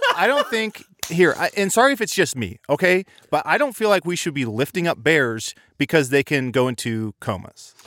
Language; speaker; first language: English; native; English